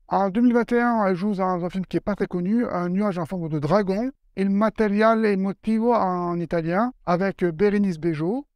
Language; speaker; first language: French; native; French